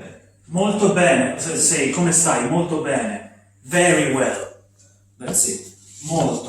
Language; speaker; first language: Italian; non-native, learner; English